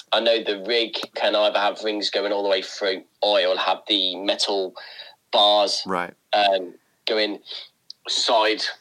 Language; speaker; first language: English; native; English